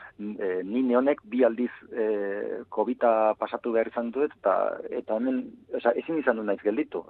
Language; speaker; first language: Basque; native; Basque